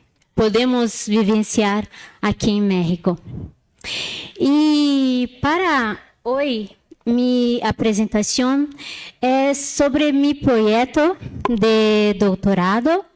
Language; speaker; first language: Spanish; non-native, learner; Portuguese